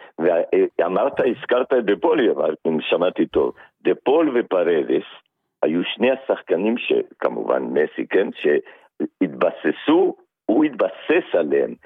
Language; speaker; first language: Hebrew; non-native, fluent; Spanish